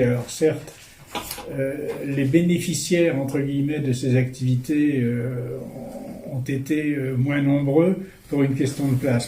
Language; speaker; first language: French; native; French